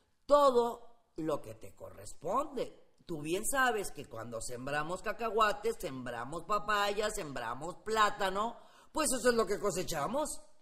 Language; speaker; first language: Spanish; native; Spanish